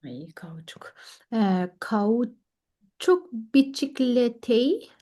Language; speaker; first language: Romanian; non-native, learner; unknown